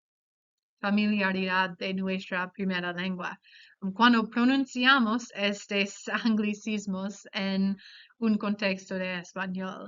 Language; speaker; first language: Spanish; non-native, fluent; English